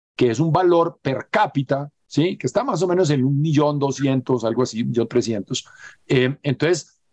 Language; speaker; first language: Spanish; native; Spanish